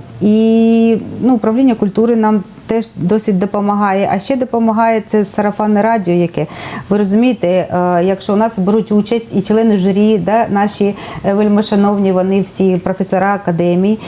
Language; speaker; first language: Ukrainian; native; Ukrainian